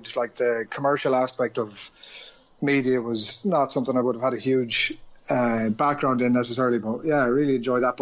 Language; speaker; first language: English; native; English